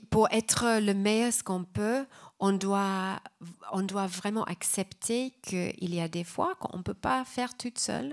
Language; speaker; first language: French; non-native, fluent; English